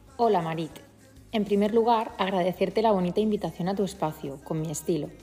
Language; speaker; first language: Spanish; native; Spanish